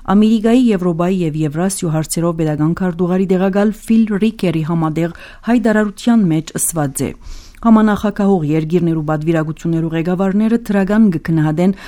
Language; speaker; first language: Armenian; early bilingual, heritage; Armenian